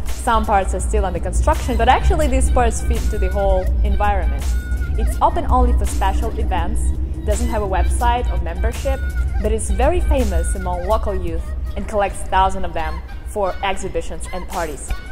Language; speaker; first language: English; non-native, fluent; Russian